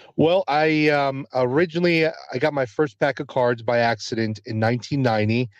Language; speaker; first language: English; early bilingual, other home language; Spanish